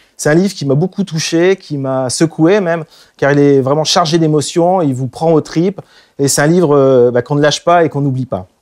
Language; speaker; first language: French; native; French